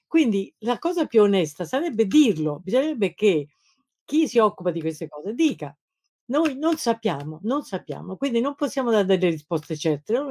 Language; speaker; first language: Italian; native; Italian